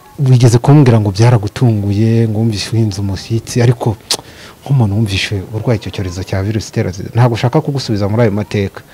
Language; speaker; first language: Kinyarwanda; native; Kinyarwanda